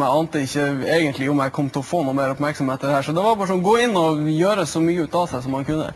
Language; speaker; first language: Norwegian; native; Norwegian